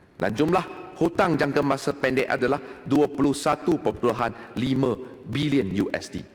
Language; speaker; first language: Malay; non-native, local second language; Chinese